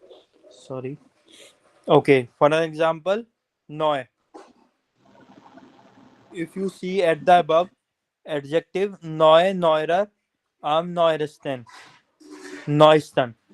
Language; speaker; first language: English; non-native, local second language; Hindi